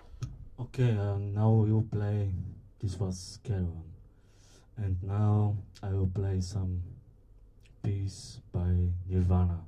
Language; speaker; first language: English; non-native, learner; Bulgarian